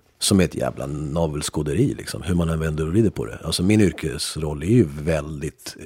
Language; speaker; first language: Swedish; early bilingual, other home language; Spanish